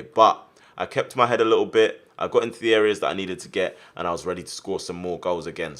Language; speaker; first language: English; native; English